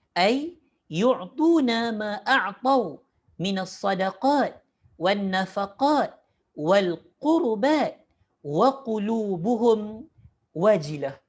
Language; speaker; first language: Arabic; non-native, fluent; Malay